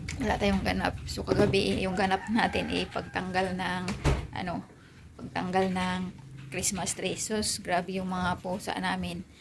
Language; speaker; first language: Filipino; non-native, local second language; Aklanon